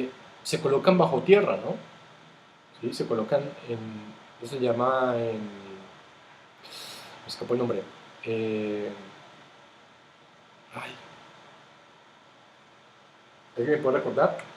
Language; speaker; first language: Spanish; native; Spanish